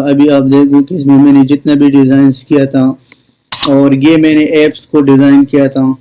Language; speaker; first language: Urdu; non-native, local second language; Pashto